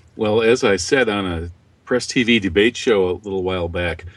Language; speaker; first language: English; native; English